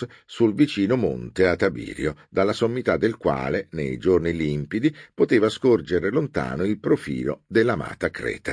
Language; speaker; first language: Italian; native; Italian